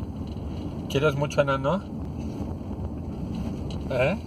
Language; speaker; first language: Spanish; native; Spanish